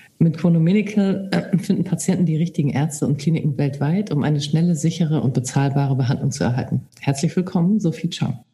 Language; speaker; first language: German; native; German